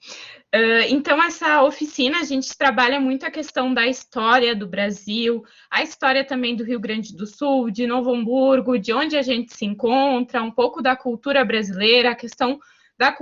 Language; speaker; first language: Portuguese; native; Portuguese